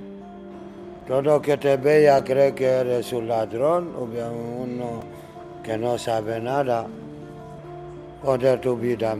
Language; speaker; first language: Spanish; non-native, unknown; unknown